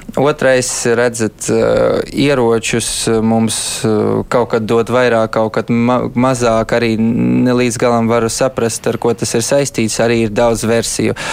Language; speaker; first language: Latvian; early bilingual, heritage; Latvian